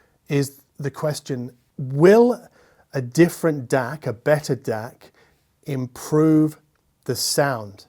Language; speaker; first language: English; native; English